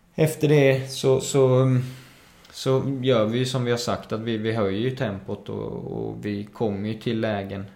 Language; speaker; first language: Swedish; early bilingual, other home language; Spanish